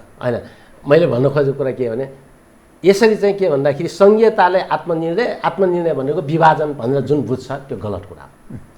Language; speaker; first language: Nepali; non-native, local second language; Newari